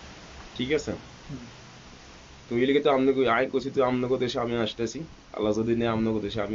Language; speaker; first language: Bangla; non-native, fluent; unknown